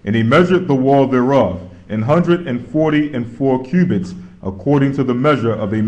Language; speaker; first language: English; native; English